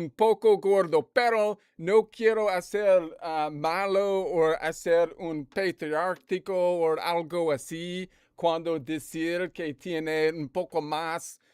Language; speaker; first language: Spanish; non-native, learner; English